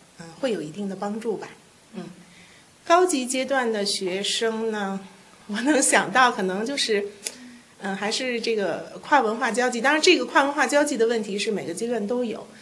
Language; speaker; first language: Chinese; native; Chinese